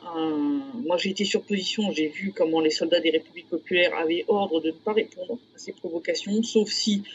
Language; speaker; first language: French; native; French